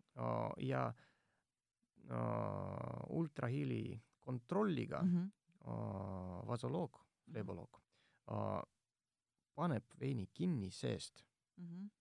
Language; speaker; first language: Estonian; non-native, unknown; Russian